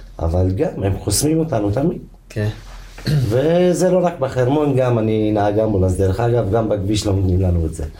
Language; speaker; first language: Hebrew; non-native, local second language; Arabic